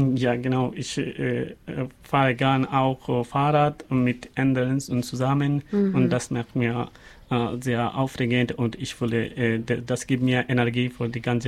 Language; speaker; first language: German; non-native, learner; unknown